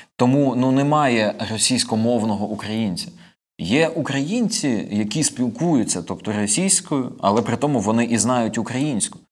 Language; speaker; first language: Ukrainian; non-native, local second language; Russian